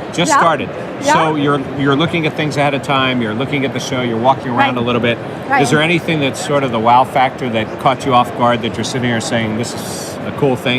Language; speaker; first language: English; native; English